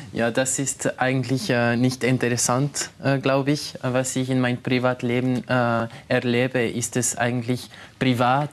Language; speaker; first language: German; non-native, local second language; French